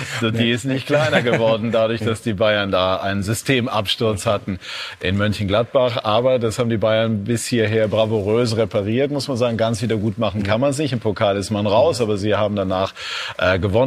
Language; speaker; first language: German; native; German